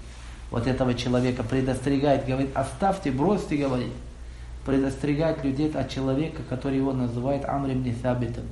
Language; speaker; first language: Russian; non-native, local second language; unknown